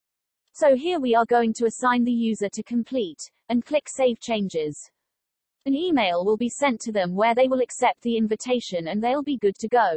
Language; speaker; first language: English; native; English